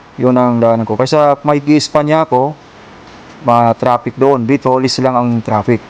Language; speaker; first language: Filipino; non-native, local second language; Waray